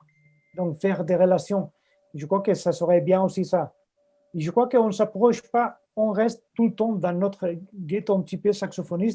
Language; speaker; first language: French; non-native, fluent; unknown